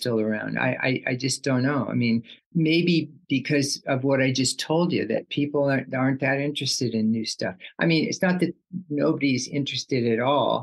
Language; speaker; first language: English; native; English